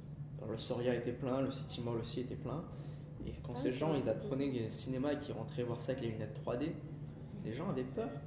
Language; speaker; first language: French; native; French